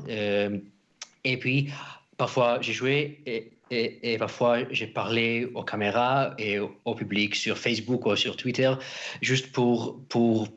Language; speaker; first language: French; non-native, fluent; Russian